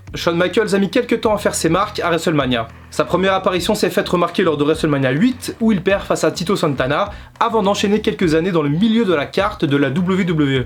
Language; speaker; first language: French; native; French